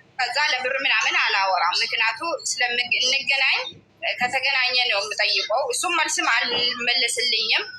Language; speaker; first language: Amharic; non-native, local second language; Oromo